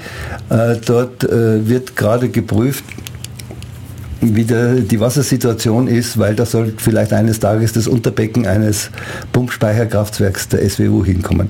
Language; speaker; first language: German; native; German